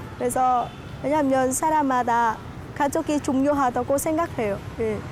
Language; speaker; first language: Korean; non-native, learner; Vietnamese